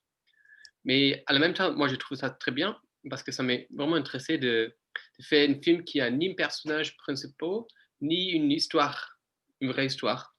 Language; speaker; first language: French; non-native, fluent; English